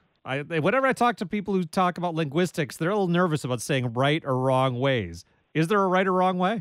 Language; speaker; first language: English; native; English